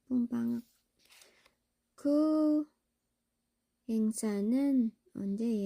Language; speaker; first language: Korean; non-native, learner; Filipino